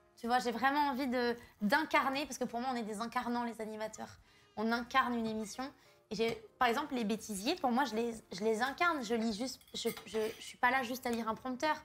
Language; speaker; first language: French; native; French